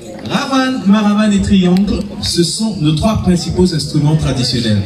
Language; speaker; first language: French; non-native, local second language; Morisyen